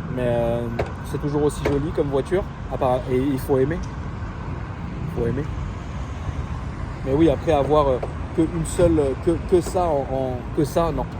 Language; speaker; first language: French; native; French